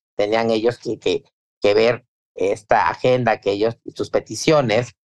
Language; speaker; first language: Spanish; native; Spanish